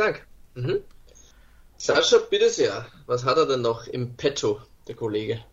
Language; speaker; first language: German; native; German